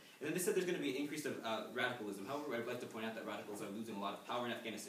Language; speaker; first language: English; native; English